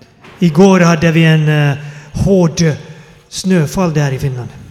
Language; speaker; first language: Swedish; non-native, fluent; Finnish